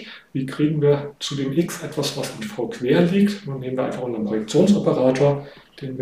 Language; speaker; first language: German; native; German